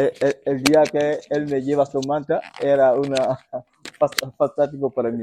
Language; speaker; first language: Spanish; non-native, learner; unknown